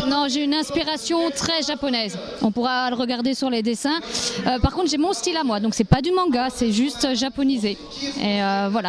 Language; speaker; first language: French; native; French